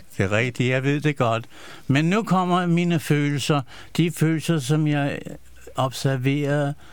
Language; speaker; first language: Danish; early bilingual, other home language; Yiddish